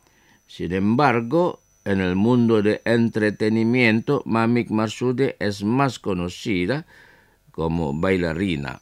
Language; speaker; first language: Spanish; non-native, fluent; Indonesian